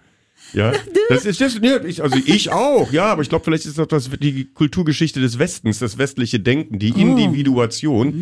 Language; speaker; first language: German; native; German